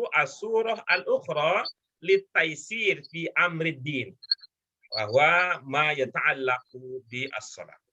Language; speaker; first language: Arabic; non-native, fluent; Indonesian